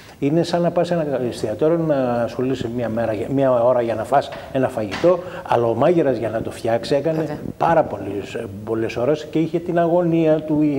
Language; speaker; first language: Greek; native; Greek